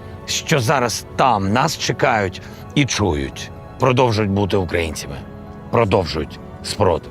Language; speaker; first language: Ukrainian; non-native, local second language; Russian